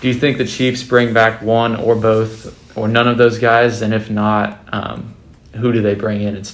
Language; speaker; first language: English; native; English